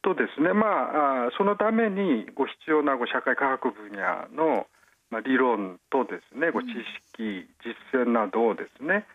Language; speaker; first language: Japanese; non-native, fluent; Korean